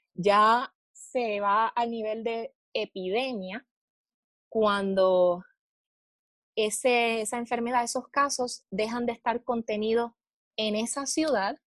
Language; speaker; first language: Spanish; native; Spanish